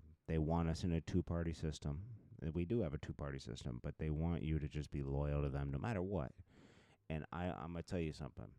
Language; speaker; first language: English; native; English